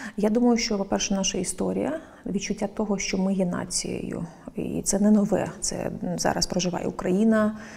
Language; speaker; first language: Ukrainian; non-native, local second language; Crimean Tatar